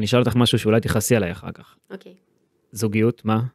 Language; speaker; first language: Hebrew; native; Hebrew